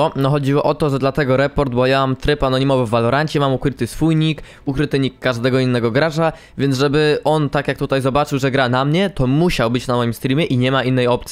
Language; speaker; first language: Polish; native; Polish